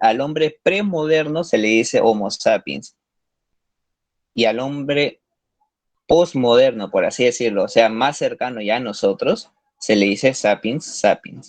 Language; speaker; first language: Spanish; native; Spanish